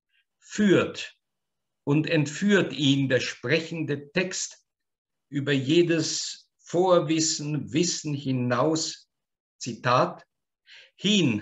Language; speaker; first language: German; native; German